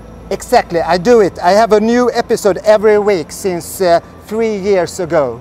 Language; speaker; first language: English; non-native, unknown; Swedish